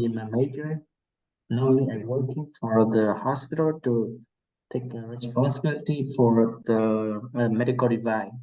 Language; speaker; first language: English; non-native, learner; Vietnamese